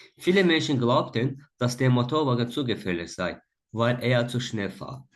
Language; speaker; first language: German; non-native, fluent; Azerbaijani